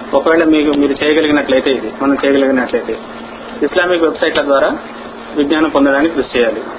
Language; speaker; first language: Telugu; non-native, local second language; Urdu